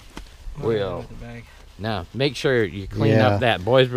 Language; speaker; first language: English; native; English